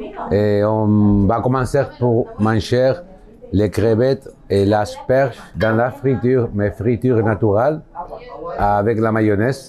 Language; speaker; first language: French; non-native, learner; Basque